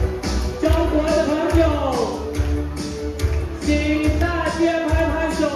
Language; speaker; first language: Chinese; non-native, fluent; Thai